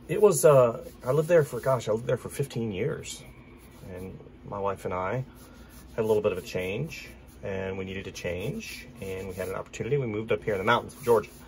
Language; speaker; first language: English; native; English